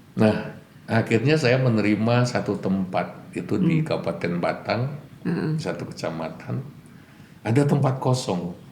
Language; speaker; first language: Indonesian; native; Indonesian